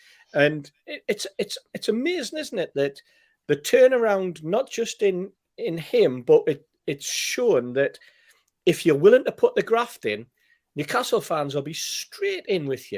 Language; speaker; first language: English; native; English